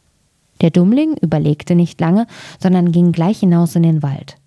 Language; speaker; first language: German; native; German